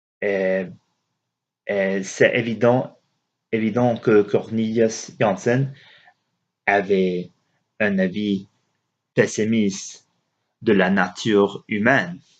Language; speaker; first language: French; non-native, learner; English